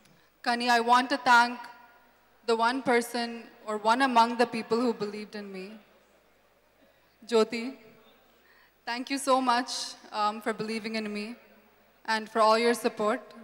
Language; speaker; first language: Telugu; non-native, learner; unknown